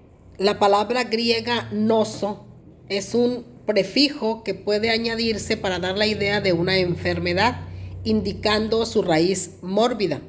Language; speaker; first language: Spanish; native; Spanish